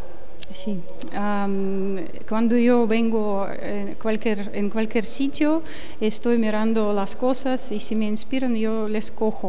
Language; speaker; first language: Spanish; non-native, learner; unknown